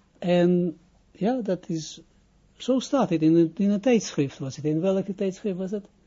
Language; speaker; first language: Dutch; non-native, fluent; Hebrew